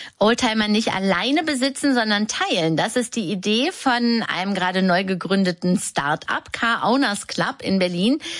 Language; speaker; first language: German; native; German